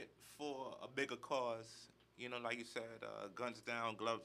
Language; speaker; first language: English; native; English